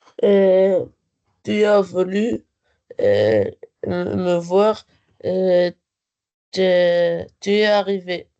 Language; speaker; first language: French; non-native, learner; Arabic